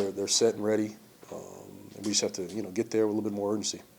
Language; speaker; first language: English; native; English